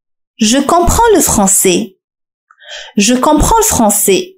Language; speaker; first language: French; non-native, fluent; Arabic